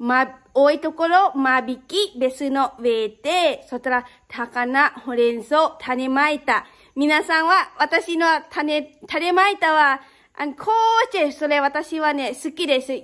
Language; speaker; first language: Japanese; non-native, learner; Lao